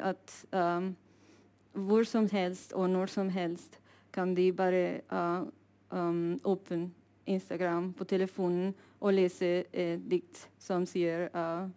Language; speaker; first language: Norwegian; non-native, fluent; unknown